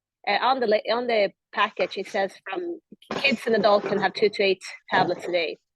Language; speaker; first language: English; non-native, fluent; Swedish